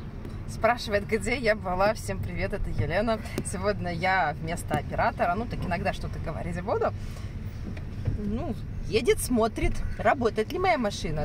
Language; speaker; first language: Russian; native; Russian